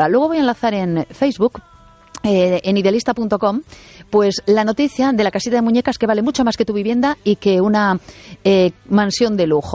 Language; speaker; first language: Spanish; native; Spanish